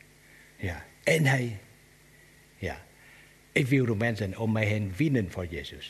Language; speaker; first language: Dutch; non-native, learner; Vietnamese